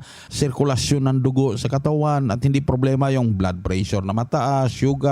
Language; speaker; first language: Filipino; native; Filipino